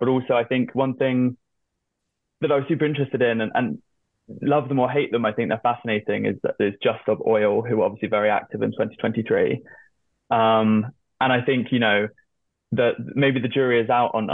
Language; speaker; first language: English; native; English